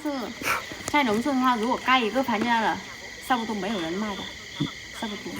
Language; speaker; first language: Chinese; non-native, fluent; Vietnamese